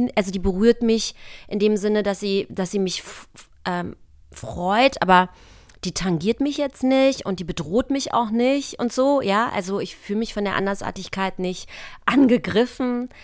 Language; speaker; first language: German; native; German